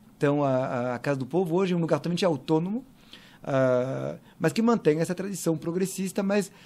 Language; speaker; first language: Portuguese; non-native, fluent; French